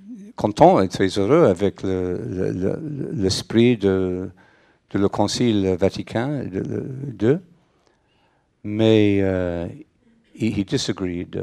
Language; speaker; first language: French; non-native, fluent; English